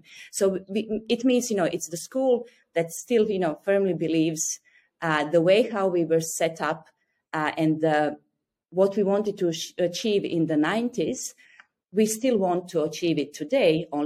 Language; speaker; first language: English; non-native, fluent; Croatian